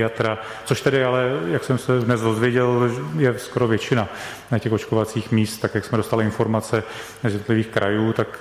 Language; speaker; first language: Czech; native; Czech